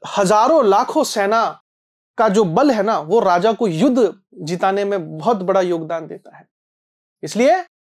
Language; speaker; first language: Hindi; native; Hindi